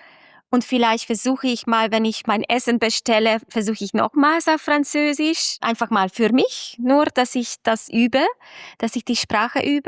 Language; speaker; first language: German; non-native, fluent; Hungarian